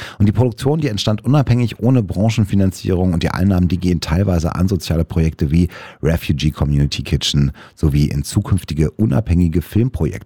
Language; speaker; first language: German; native; German